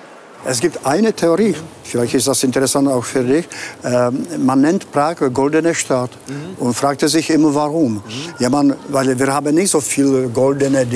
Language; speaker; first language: German; non-native, fluent; Czech